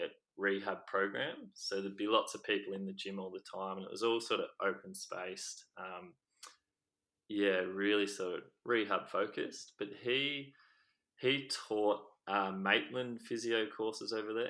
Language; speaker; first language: English; native; English